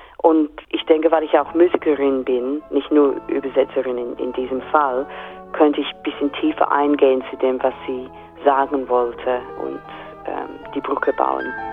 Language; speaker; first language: German; non-native, fluent; English